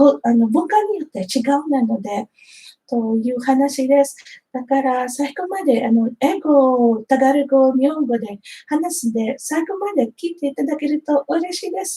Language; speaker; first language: Japanese; non-native, fluent; Filipino